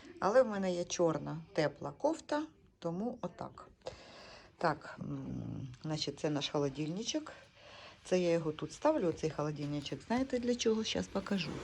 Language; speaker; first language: Ukrainian; native; Ukrainian